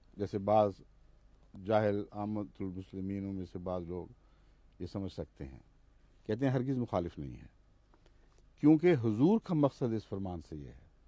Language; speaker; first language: Urdu; native; Urdu